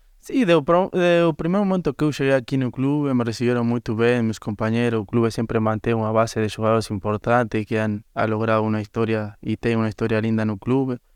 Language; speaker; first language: Portuguese; non-native, learner; Spanish